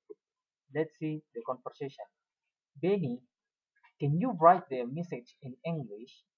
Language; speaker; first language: English; non-native, fluent; Indonesian